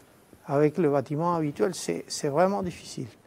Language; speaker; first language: French; non-native, fluent; Spanish